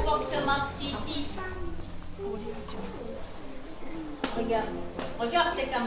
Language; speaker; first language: French; non-native, local second language; Arabic